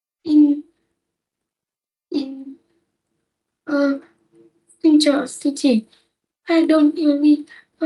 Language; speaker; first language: English; non-native, learner; Vietnamese